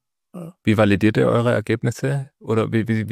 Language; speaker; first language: German; native; German